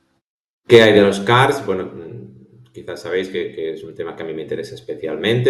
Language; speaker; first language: Spanish; native; Spanish